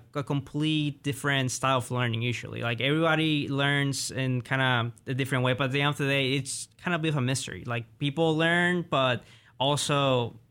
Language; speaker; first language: English; early bilingual, other home language; Spanish